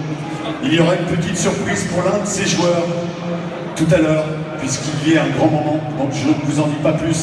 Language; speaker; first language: French; native; French